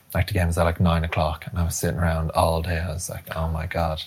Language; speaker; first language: English; native; English